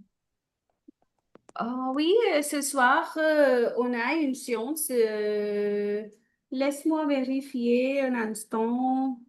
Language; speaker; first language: French; non-native, fluent; Hindi